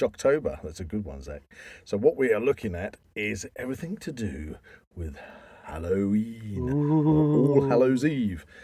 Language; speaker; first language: English; native; English